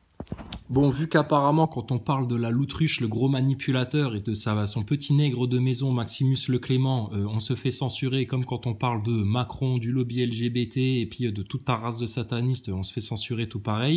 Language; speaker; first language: French; native; French